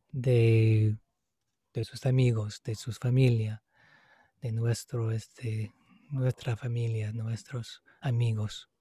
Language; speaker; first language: Spanish; non-native, fluent; English